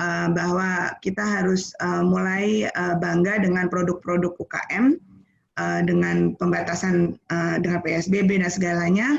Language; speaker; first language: Indonesian; native; Indonesian